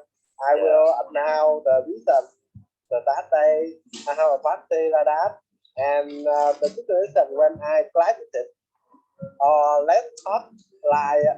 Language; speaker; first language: English; non-native, learner; Vietnamese